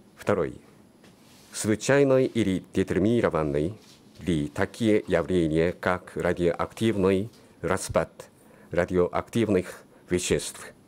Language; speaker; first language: Russian; non-native, learner; Japanese